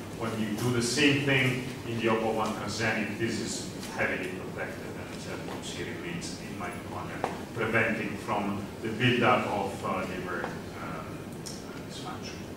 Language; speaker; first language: English; non-native, fluent; Italian